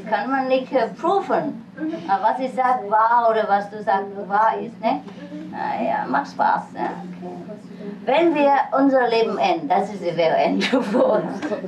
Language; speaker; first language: German; non-native, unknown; Vietnamese